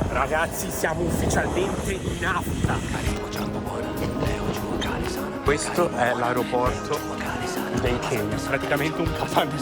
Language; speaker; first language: Italian; native; Italian